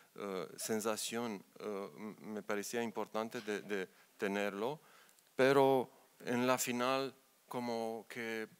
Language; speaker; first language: Spanish; non-native, learner; Romanian